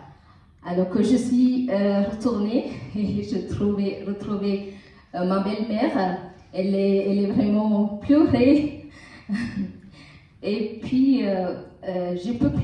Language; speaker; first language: French; non-native, learner; Tamil